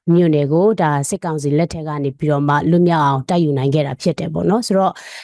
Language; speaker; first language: Burmese; native; Burmese